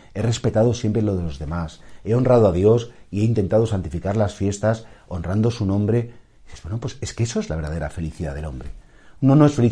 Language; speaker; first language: Spanish; native; Spanish